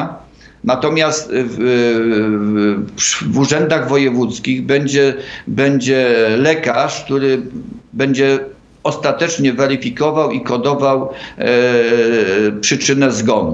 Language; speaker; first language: Polish; native; Polish